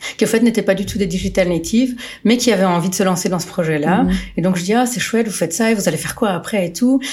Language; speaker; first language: French; early bilingual, other home language; Portuguese